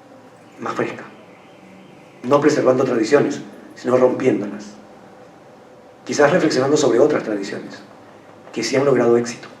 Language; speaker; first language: Spanish; native; Spanish